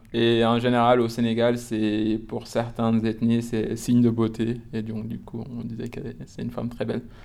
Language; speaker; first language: French; non-native, local second language; Wolof